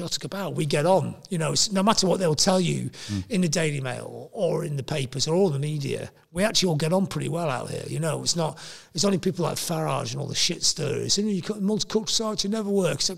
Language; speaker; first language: English; native; English